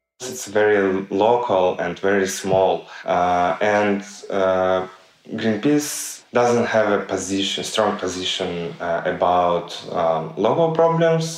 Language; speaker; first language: English; non-native, learner; Russian